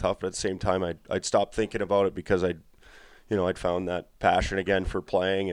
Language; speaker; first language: English; native; English